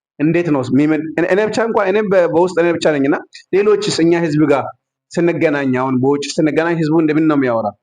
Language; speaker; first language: Amharic; non-native, local second language; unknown